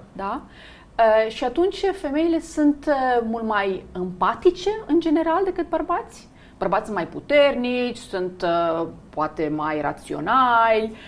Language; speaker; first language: Romanian; non-native, fluent; Italian